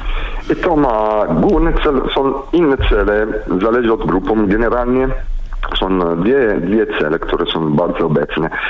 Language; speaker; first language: Polish; non-native, learner; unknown